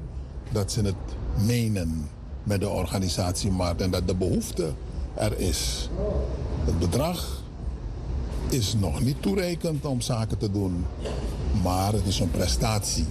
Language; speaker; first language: Dutch; native; Dutch